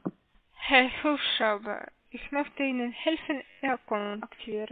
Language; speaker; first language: German; non-native, learner; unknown